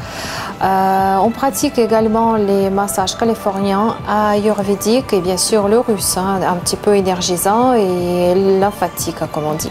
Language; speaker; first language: French; non-native, fluent; Russian